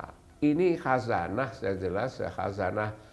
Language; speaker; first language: Indonesian; native; Indonesian